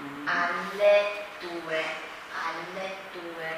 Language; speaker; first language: Italian; non-native, learner; Chinese